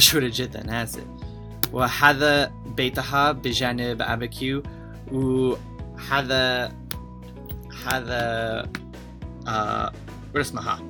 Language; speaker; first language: Arabic; non-native, learner; English